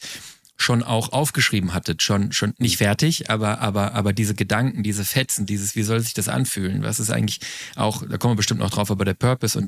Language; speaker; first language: German; native; German